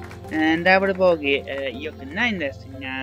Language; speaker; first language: Japanese; non-native, learner; English